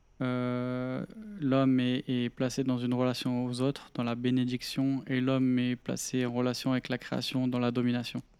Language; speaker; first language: French; native; French